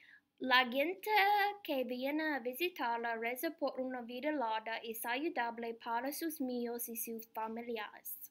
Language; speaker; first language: Spanish; non-native, learner; English